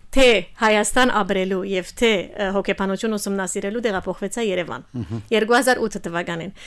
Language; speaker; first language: Armenian; early bilingual, heritage; Armenian